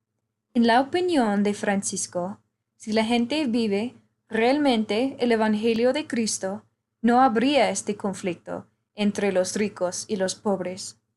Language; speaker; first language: Spanish; non-native, fluent; English